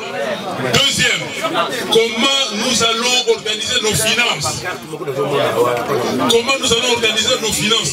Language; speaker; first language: French; non-native, local second language; Lingala